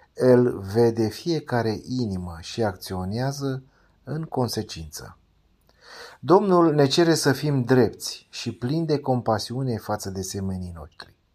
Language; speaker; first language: Romanian; native; Romanian